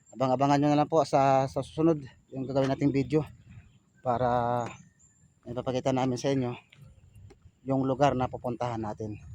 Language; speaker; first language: Filipino; non-native, local second language; Cebuano